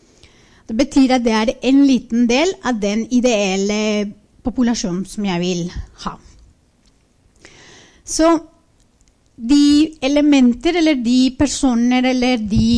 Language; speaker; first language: Norwegian; non-native, fluent; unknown